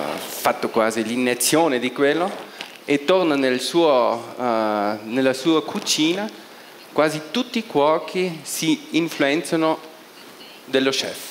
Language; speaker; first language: Italian; non-native, local second language; German